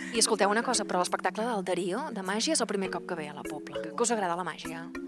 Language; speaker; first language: Catalan; native; Catalan